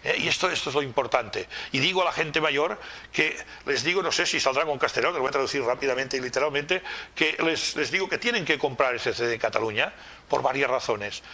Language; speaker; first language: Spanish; non-native, local second language; Catalan